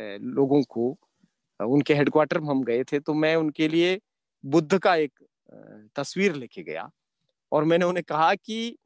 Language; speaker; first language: Hindi; native; Hindi